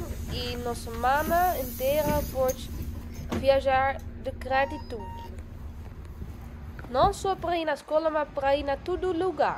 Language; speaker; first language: Portuguese; non-native, learner; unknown